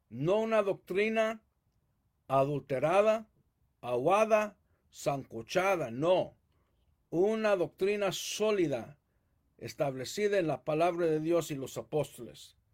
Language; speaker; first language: Spanish; early bilingual, heritage; Spanish